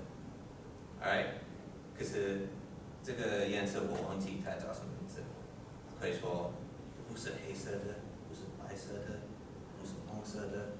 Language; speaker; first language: Chinese; non-native, learner; English